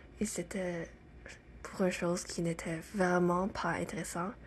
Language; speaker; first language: French; non-native, learner; English